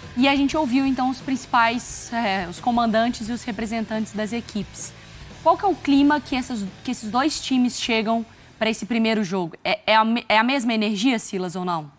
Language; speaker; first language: Portuguese; native; Portuguese